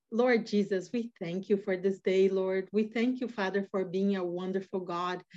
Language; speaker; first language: English; non-native, fluent; Portuguese